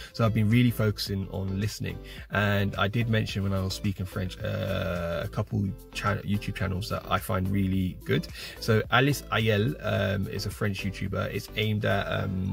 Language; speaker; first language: English; native; English